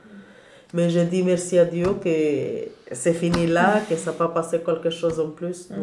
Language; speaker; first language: French; non-native, learner; Albanian